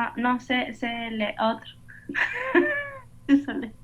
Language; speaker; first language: French; non-native, learner; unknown